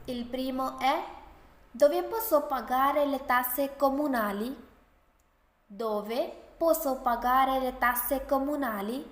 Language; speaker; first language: Italian; non-native, fluent; Urdu